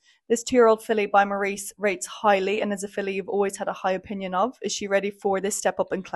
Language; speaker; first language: English; native; English